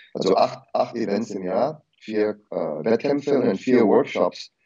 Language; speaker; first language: German; early bilingual, heritage; Indonesian